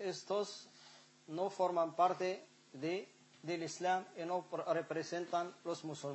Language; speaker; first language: Spanish; non-native, fluent; Arabic